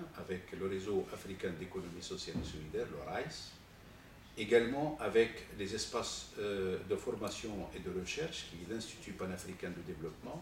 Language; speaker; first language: French; non-native, local second language; Arabic